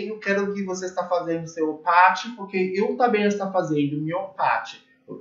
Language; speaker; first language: Portuguese; non-native, learner; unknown